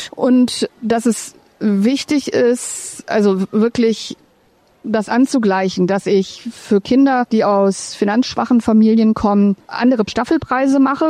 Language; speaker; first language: German; native; German